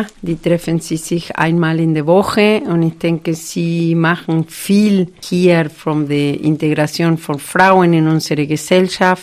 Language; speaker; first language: German; non-native, fluent; Spanish